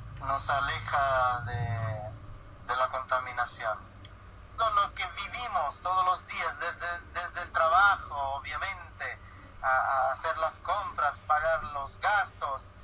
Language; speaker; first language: Spanish; non-native, fluent; Italian